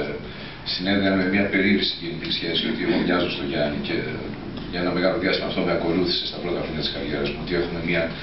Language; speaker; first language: Greek; native; Greek